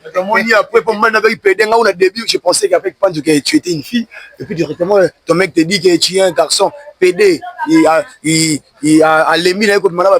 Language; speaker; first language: French; non-native, local second language; Lingala